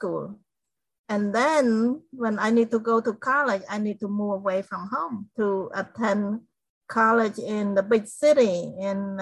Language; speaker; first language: English; non-native, fluent; Khmer